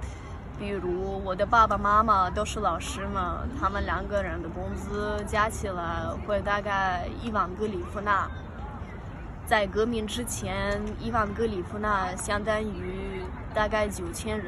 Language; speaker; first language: Chinese; non-native, fluent; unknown